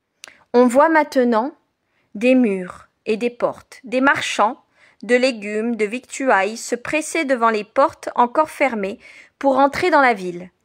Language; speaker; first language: French; native; French